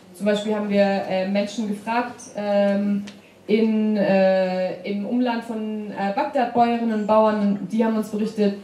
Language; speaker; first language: German; native; German